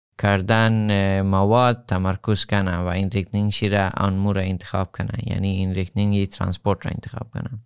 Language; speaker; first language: Persian; native; Persian